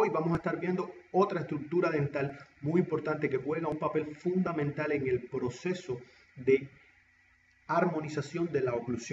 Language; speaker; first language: Spanish; native; Spanish